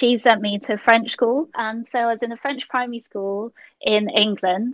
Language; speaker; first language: English; native; English